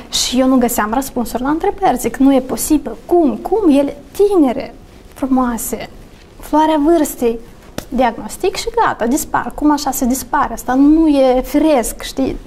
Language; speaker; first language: Romanian; native; Romanian